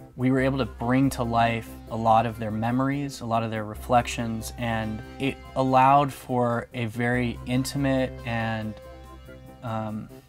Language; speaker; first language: English; native; English